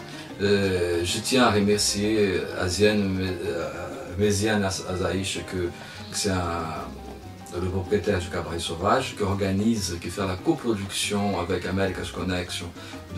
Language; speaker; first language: French; non-native, fluent; Spanish